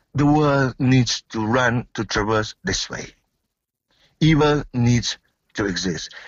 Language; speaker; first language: English; non-native, local second language; Malay